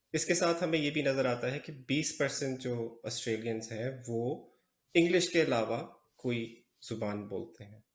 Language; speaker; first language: Urdu; native; Urdu